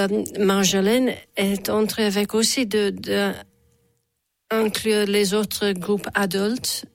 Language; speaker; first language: French; non-native, fluent; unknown